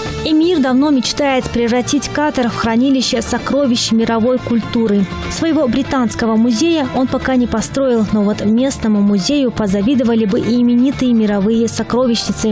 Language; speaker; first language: Russian; native; Russian